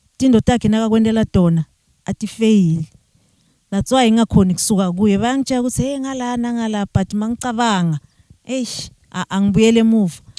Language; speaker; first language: Zulu; non-native, local second language; Swati